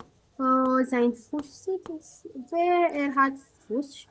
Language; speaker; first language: German; non-native, learner; Romanian